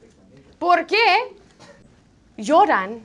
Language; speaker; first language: Spanish; non-native, fluent; English